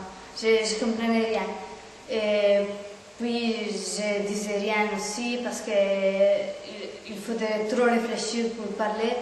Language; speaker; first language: French; non-native, fluent; Italian